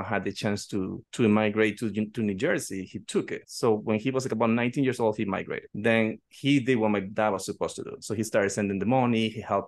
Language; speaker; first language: English; non-native, fluent; Spanish